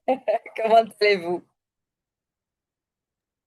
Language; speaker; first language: French; non-native, fluent; Spanish